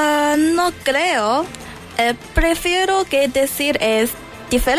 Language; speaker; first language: Spanish; non-native, learner; Chinese